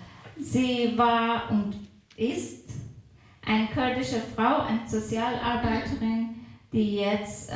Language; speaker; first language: German; non-native, fluent; Persian